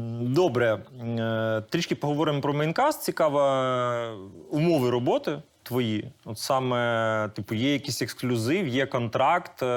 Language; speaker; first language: Ukrainian; native; Ukrainian